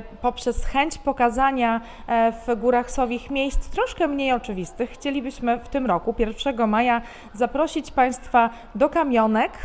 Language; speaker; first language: Polish; native; Polish